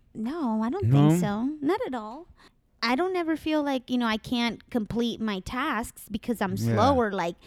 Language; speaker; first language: English; non-native, fluent; Spanish